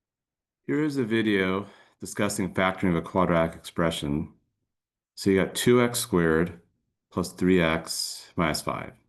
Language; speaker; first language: English; native; English